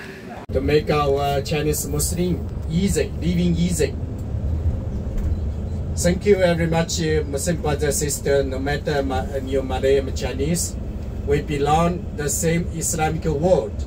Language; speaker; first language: English; non-native, learner; Chinese